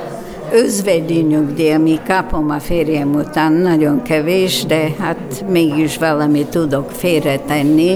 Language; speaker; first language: Hungarian; non-native, fluent; Bulgarian